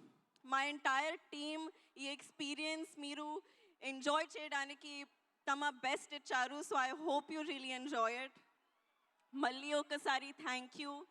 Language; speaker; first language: Telugu; non-native, learner; Hindi